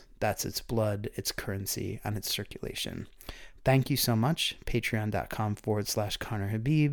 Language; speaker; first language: English; native; English